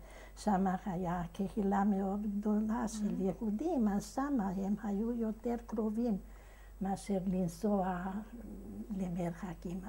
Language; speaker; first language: Hebrew; non-native, fluent; Hungarian